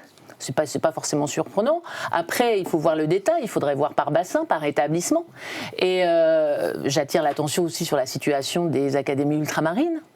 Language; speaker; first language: French; native; French